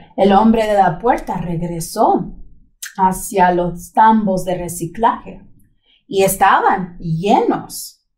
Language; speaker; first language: Spanish; early bilingual, heritage; Spanish